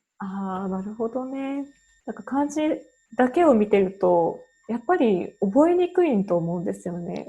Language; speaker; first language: Japanese; native; Japanese